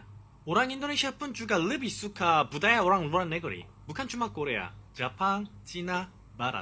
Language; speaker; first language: Indonesian; non-native, fluent; Korean